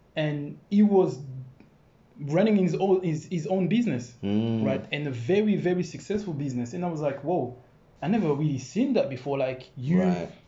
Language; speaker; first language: English; non-native, fluent; French